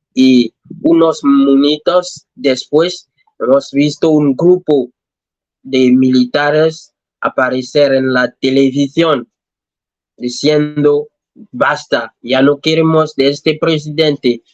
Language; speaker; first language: Spanish; non-native, learner; French